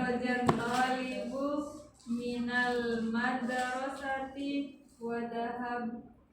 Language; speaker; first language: Arabic; non-native, learner; Indonesian